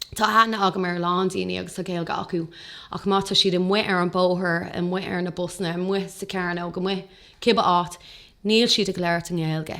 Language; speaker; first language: Irish; non-native, local second language; English